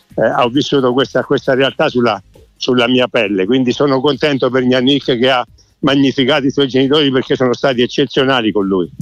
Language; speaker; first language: Italian; native; Italian